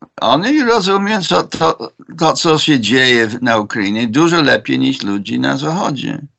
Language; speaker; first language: Polish; non-native, fluent; English